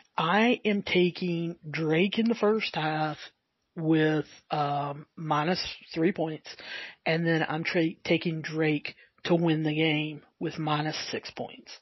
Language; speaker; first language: English; native; English